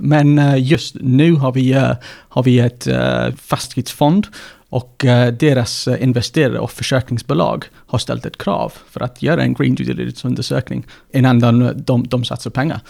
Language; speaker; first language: Swedish; non-native, fluent; English